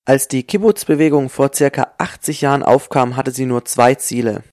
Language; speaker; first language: German; native; German